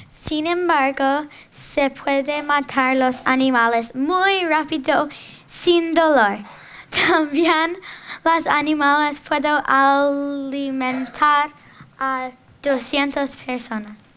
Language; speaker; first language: Spanish; non-native, learner; English